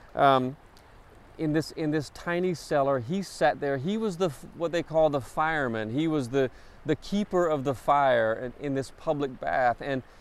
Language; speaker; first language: English; native; English